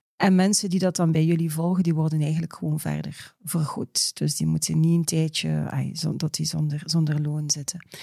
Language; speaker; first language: Dutch; native; Dutch